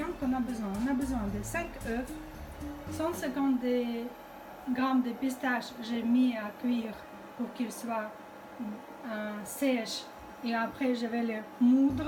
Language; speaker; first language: French; non-native, fluent; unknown